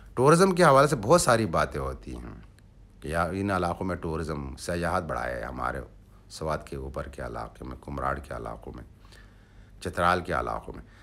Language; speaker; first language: Urdu; non-native, local second language; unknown